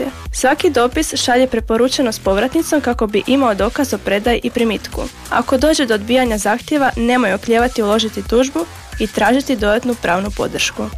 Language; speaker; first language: Serbian; native; Serbian